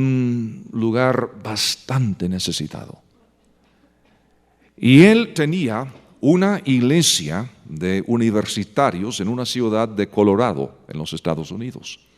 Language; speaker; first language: Spanish; non-native, fluent; English